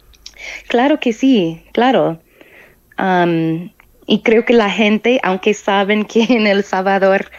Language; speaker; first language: Spanish; non-native, fluent; English